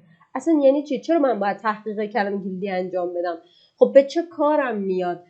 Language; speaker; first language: Persian; native; Persian